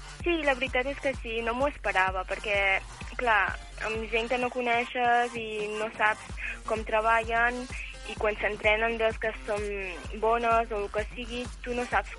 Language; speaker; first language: Catalan; early bilingual, heritage; Catalan